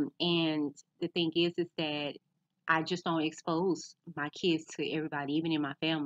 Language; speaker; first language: English; native; English